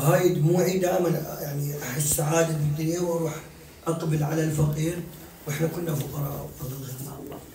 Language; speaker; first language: Arabic; native; Arabic